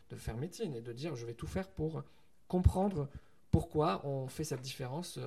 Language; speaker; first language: French; non-native, local second language; Arabic